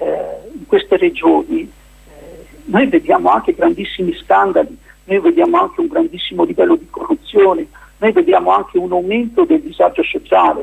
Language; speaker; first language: Italian; native; Italian